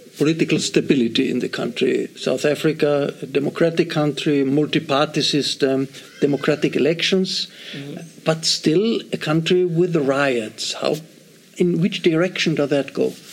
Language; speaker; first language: English; non-native, fluent; German